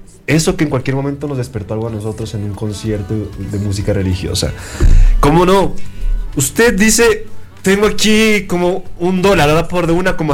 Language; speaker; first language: Spanish; native; Spanish